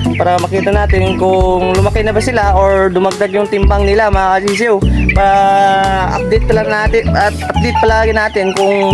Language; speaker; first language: Filipino; non-native, local second language; Cebuano